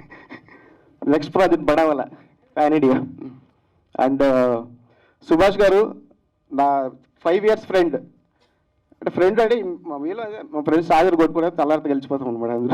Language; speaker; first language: Telugu; native; Telugu